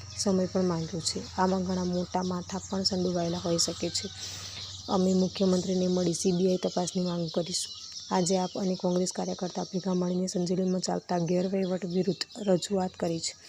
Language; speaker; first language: Gujarati; native; Gujarati